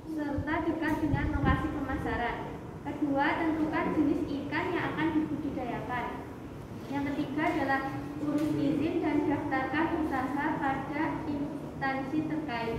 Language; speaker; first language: Indonesian; native; Indonesian